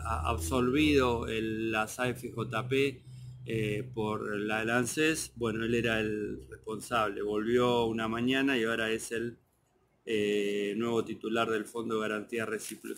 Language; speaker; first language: Spanish; native; Spanish